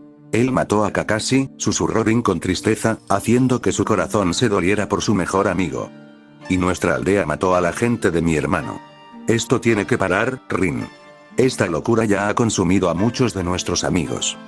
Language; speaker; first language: Spanish; native; Spanish